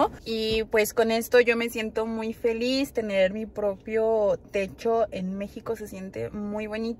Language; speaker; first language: Spanish; native; Spanish